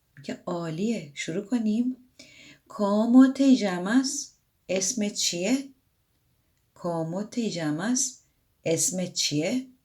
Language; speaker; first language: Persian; native; Persian